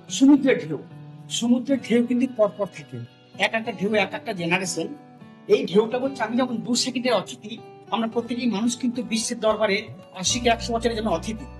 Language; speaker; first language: Bangla; non-native, local second language; Santali